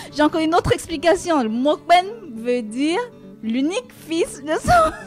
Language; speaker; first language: French; non-native, local second language; Sango